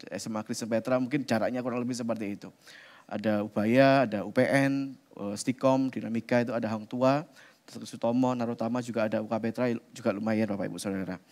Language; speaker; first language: Indonesian; native; Indonesian